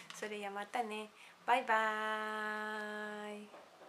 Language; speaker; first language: Japanese; non-native, fluent; Spanish